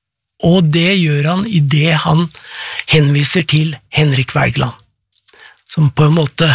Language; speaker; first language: Norwegian; native; Norwegian